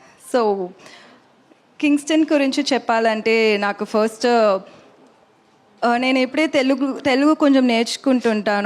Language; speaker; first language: Telugu; non-native, learner; Tamil